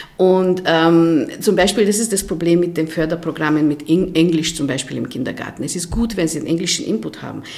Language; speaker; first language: German; non-native, fluent; Hungarian